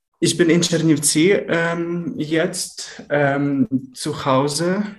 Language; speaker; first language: German; non-native, learner; Ukrainian